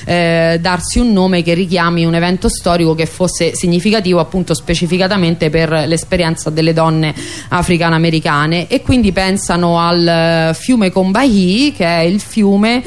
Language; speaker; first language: Italian; native; Italian